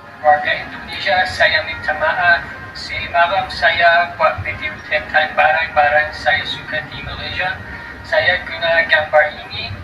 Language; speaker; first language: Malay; non-native, learner; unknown